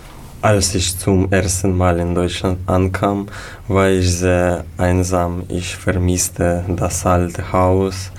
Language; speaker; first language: German; non-native, fluent; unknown